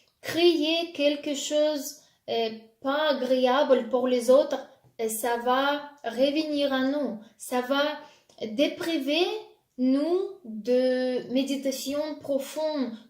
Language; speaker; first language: French; non-native, fluent; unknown